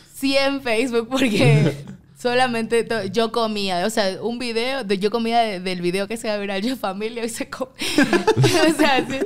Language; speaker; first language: Spanish; native; Spanish